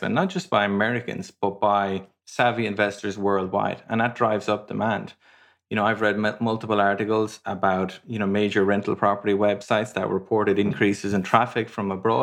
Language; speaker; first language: English; native; English